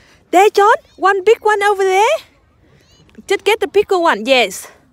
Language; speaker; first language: English; non-native, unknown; Vietnamese